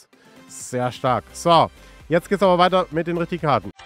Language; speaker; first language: German; native; German